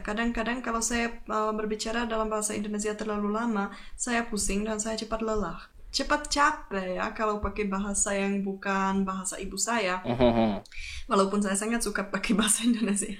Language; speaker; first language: Indonesian; non-native, fluent; Czech